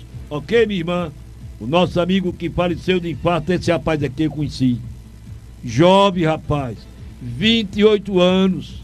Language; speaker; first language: Portuguese; native; Portuguese